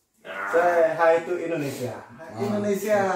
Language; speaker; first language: English; non-native, learner; Indonesian